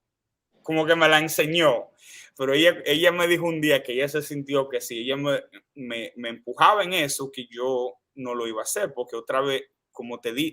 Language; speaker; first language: Spanish; early bilingual, heritage; Spanish